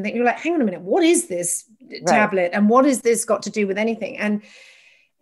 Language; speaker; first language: English; native; English